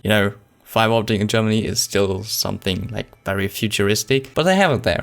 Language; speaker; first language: English; non-native, fluent; German